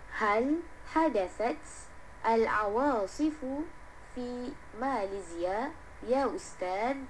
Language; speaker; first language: Arabic; non-native, learner; Malay